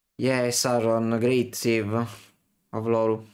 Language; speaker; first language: English; non-native, learner; Italian